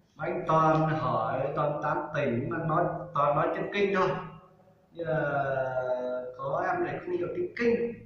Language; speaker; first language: Vietnamese; non-native, local second language; Hmong